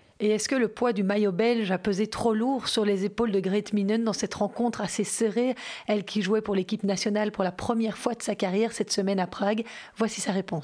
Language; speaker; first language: French; native; French